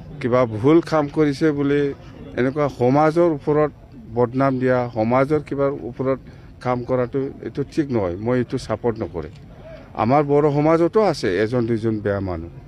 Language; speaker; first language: Assamese; non-native, local second language; Bodo